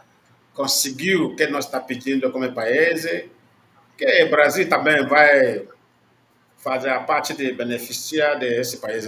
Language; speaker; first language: Portuguese; non-native, learner; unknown